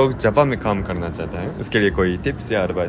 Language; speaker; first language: Hindi; non-native, fluent; Japanese